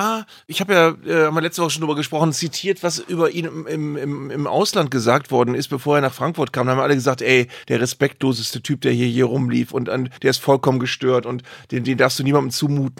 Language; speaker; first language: German; native; German